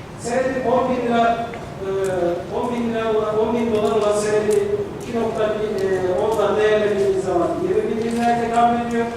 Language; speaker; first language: Turkish; native; Turkish